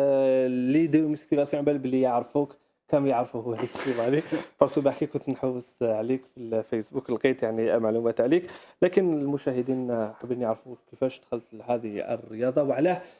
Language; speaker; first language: Arabic; native; Arabic